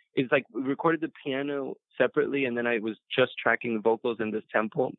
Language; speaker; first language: English; early bilingual, other home language; Spanish